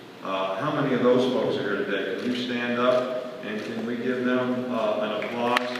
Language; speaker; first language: English; native; English